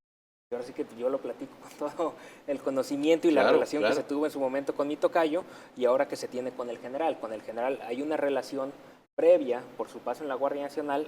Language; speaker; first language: Spanish; native; Spanish